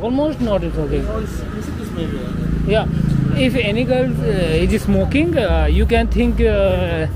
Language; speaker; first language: English; non-native, learner; Hindi